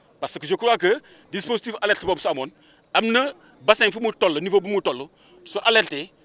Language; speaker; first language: French; non-native, local second language; Wolof